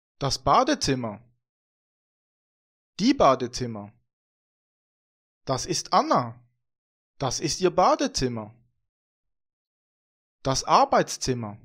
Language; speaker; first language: German; non-native, fluent; Vietnamese